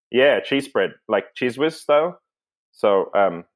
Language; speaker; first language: English; non-native, local second language; Filipino